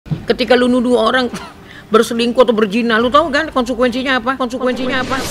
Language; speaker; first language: Indonesian; native; Indonesian